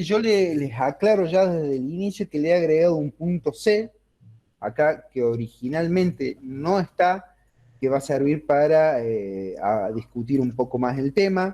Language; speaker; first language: Spanish; native; Spanish